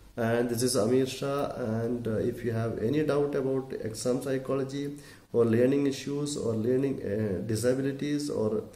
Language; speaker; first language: English; non-native, local second language; Malayalam